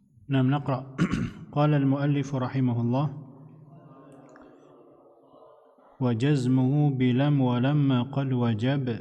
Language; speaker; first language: Arabic; non-native, fluent; Indonesian